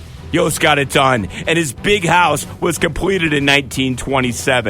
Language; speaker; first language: English; native; English